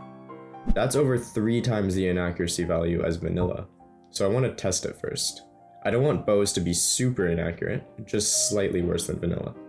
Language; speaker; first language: English; native; English